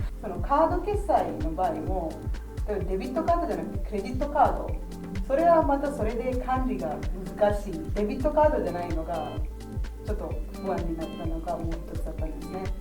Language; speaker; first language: Japanese; non-native, fluent; Malayalam